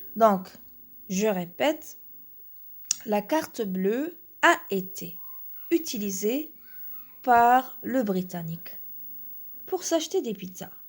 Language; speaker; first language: French; non-native, local second language; Arabic